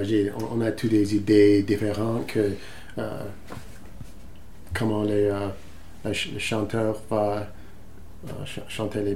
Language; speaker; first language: French; non-native, learner; English